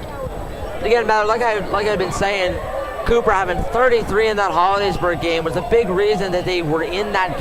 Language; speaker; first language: English; native; English